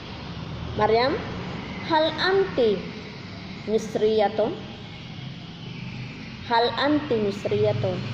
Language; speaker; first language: Arabic; non-native, fluent; Indonesian